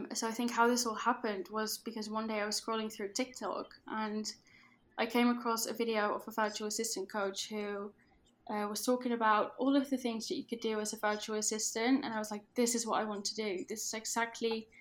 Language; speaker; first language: English; non-native, fluent; Dutch